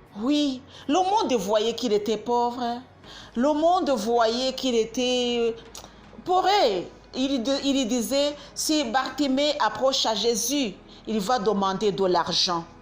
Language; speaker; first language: French; non-native, local second language; Kinyarwanda